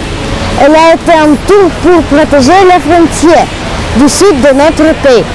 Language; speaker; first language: French; non-native, learner; Russian